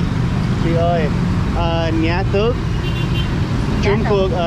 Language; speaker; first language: Vietnamese; non-native, learner; English